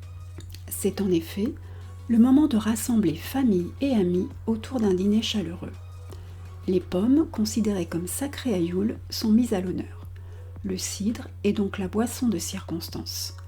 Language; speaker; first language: French; native; French